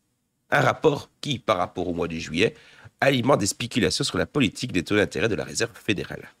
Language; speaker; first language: French; native; French